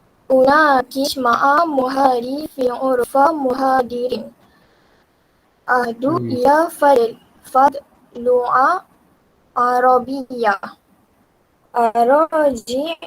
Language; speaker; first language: Arabic; non-native, learner; Malay